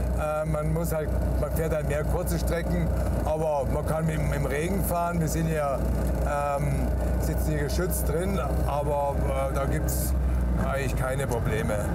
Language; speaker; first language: German; native; German